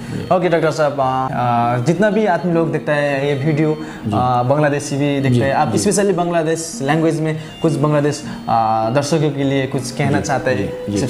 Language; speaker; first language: Hindi; non-native, learner; Nepali